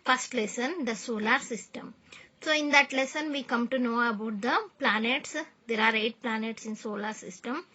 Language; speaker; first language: English; non-native, local second language; Kannada